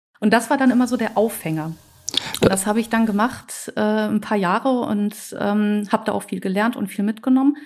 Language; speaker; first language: German; native; German